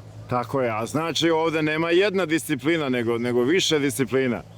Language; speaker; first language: Bosnian; native; Bosnian